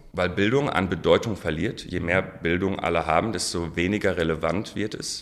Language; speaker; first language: German; non-native, local second language; Arabic